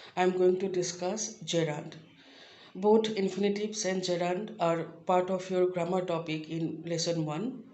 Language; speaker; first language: English; non-native, local second language; Assamese